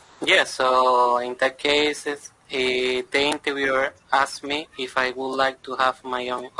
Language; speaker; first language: English; non-native, fluent; Spanish